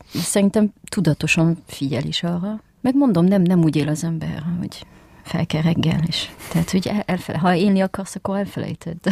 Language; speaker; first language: Hungarian; early bilingual, heritage; French